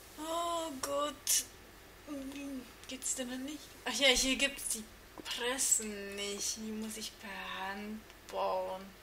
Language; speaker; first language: German; native; German